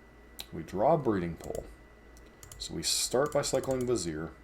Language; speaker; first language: English; native; English